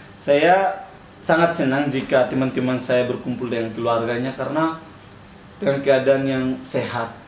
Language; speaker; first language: Indonesian; non-native, fluent; Tetum